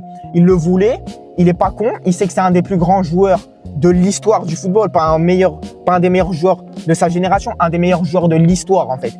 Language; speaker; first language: French; native; French